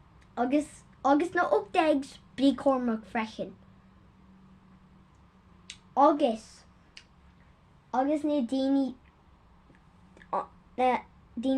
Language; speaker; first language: Irish; non-native, local second language; English